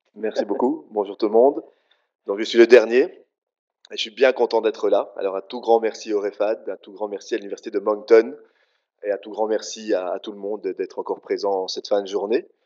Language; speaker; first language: French; native; French